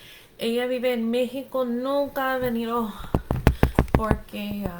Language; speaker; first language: Spanish; non-native, fluent; English